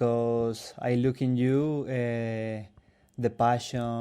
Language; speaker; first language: English; non-native, learner; Spanish